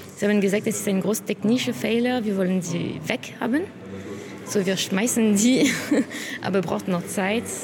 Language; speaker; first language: German; non-native, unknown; French